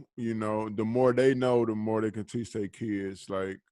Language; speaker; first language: English; native; English